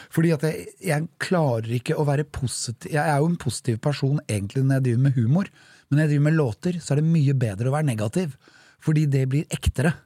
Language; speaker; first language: Norwegian; native; Norwegian